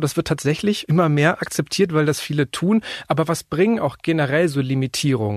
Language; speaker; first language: German; native; German